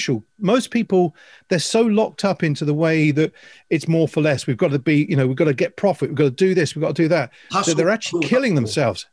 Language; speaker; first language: English; native; English